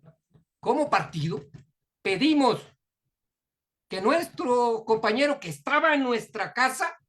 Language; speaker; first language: Spanish; native; Spanish